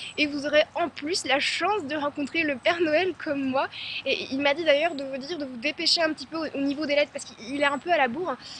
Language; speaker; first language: French; native; French